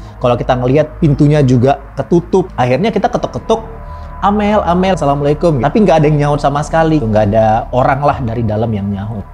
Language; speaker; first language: Indonesian; native; Indonesian